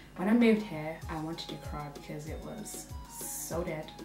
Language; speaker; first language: English; native; English